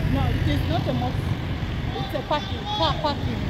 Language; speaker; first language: English; non-native, local second language; Swahili